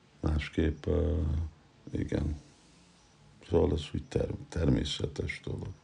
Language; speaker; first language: Hungarian; non-native, learner; English